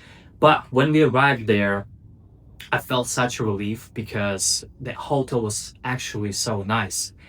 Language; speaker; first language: English; non-native, fluent; Russian